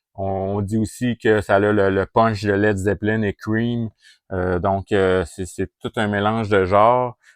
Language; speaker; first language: French; native; French